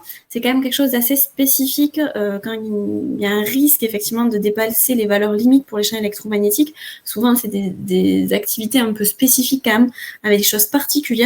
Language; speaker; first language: French; native; French